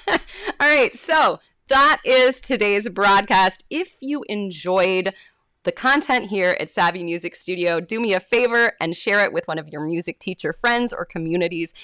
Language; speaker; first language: English; native; English